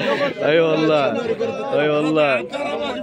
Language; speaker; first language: Arabic; native; Arabic